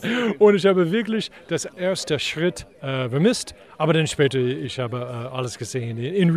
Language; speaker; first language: German; non-native, fluent; English